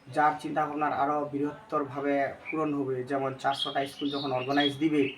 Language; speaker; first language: Bangla; non-native, local second language; Rangpuri